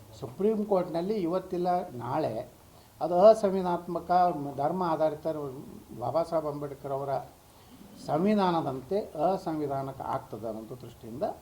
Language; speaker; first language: Kannada; native; Kannada